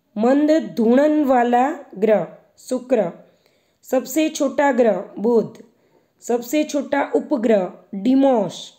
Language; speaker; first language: Hindi; non-native, local second language; Gujarati